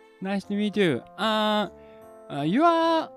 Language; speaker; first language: English; non-native, learner; Japanese